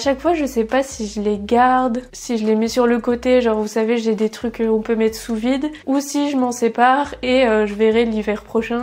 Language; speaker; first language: French; native; French